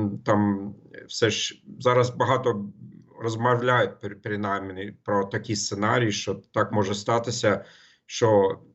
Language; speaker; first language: Ukrainian; non-native, fluent; German